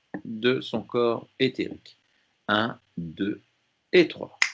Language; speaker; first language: French; native; French